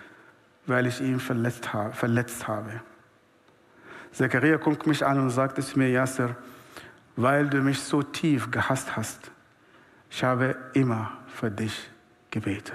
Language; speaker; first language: German; non-native, fluent; Arabic